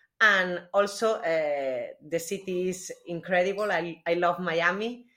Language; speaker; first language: English; non-native, learner; Spanish